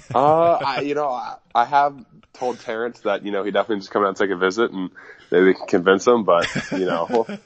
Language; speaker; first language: English; native; English